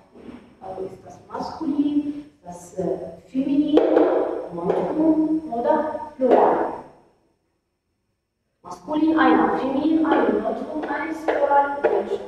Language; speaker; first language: German; non-native, fluent; Arabic